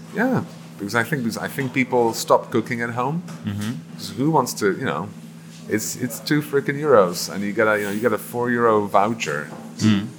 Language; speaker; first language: English; non-native, fluent; Czech